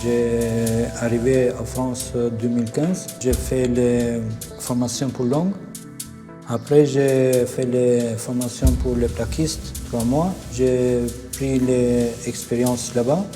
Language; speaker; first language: French; non-native, learner; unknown